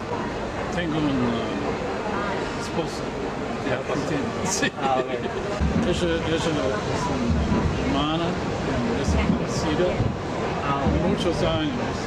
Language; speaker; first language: Spanish; non-native, learner; English